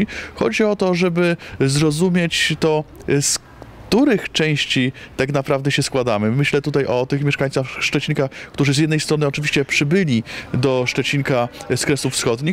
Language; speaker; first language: Polish; native; Polish